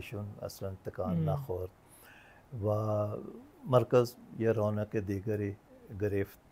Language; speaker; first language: Persian; non-native, fluent; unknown